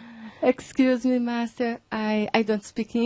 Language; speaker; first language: English; non-native, learner; Portuguese